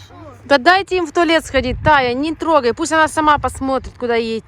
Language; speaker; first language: Russian; native; Russian